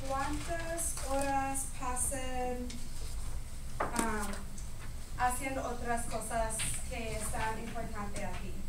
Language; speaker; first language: Spanish; non-native, learner; English